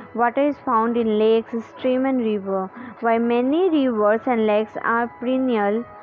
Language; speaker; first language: English; non-native, local second language; Hindi